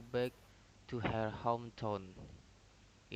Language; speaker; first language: English; non-native, learner; Indonesian